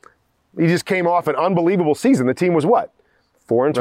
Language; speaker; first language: English; native; English